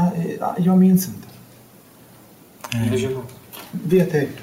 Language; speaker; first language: Swedish; non-native, learner; Lithuanian